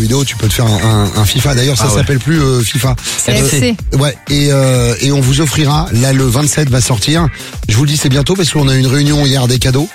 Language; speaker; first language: French; native; French